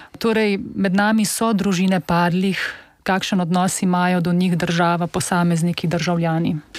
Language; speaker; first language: Slovenian; native; Slovenian